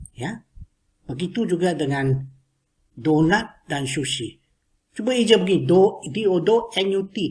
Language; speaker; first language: Malay; non-native, local second language; Chinese